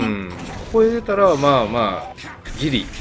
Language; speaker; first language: Japanese; native; Japanese